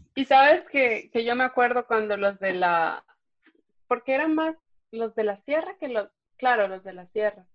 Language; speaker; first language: Spanish; native; Spanish